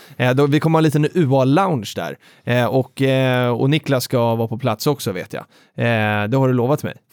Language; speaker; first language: Swedish; native; Swedish